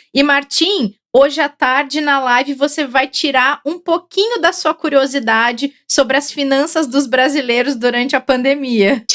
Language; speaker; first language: Portuguese; native; Portuguese